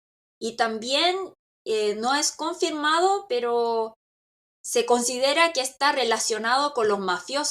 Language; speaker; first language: Spanish; non-native, local second language; Korean